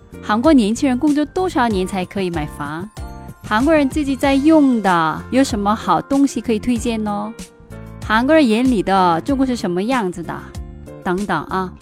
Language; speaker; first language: Chinese; non-native, fluent; Korean